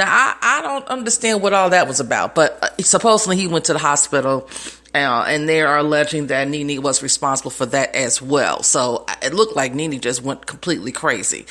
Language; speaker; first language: English; native; English